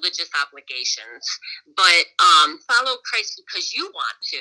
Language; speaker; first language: English; native; English